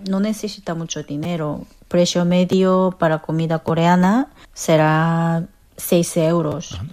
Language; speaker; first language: Spanish; non-native, fluent; Korean